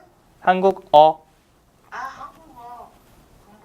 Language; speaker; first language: Korean; non-native, learner; English